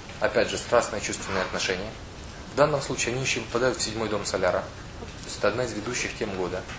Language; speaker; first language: Russian; non-native, local second language; Ukrainian